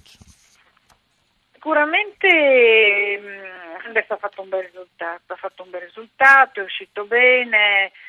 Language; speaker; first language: Italian; native; Italian